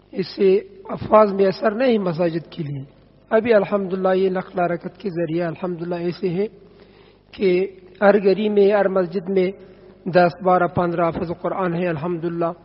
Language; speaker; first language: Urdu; non-native, learner; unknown